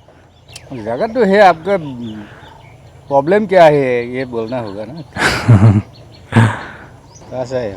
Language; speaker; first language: Hindi; non-native, local second language; Assamese